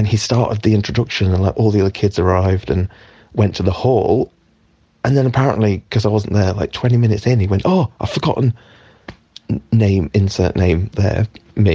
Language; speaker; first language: English; native; English